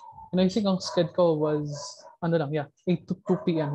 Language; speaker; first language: English; non-native, local second language; Filipino